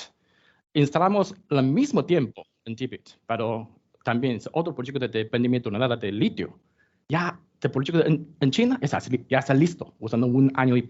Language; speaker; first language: Spanish; non-native, learner; Chinese